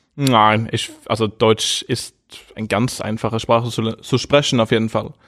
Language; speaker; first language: German; non-native, fluent; Norwegian